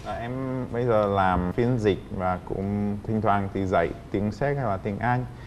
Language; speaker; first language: Vietnamese; non-native, fluent; Czech